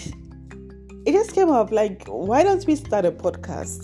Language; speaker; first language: English; non-native, local second language; Akan